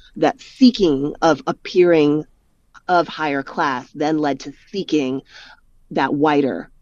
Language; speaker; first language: English; native; English